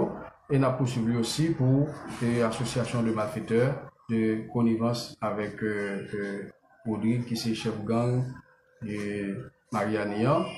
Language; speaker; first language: French; non-native, local second language; Haitian Creole